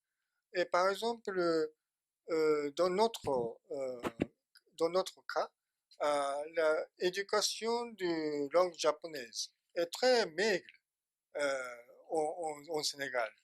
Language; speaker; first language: French; non-native, fluent; Japanese